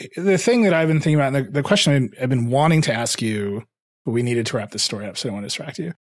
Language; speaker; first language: English; early bilingual, other home language; Hindi